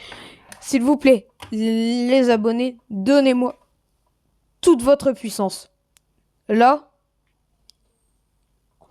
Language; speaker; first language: French; native; French